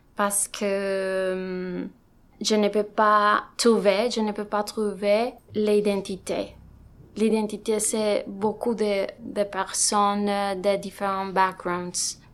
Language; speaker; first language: French; non-native, learner; Spanish